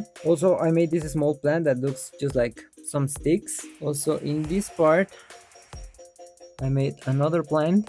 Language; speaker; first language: English; non-native, local second language; Spanish